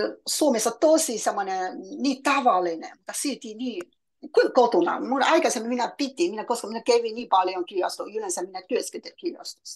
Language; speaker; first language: Finnish; non-native, learner; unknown